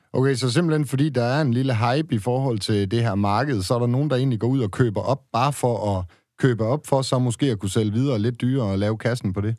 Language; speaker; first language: Danish; native; Danish